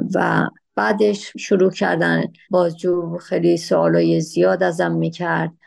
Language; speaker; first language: Persian; native; Persian